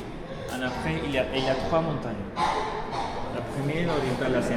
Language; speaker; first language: French; non-native, learner; Spanish